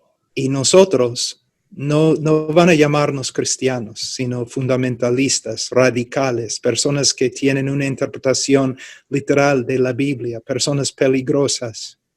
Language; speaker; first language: Spanish; non-native, fluent; English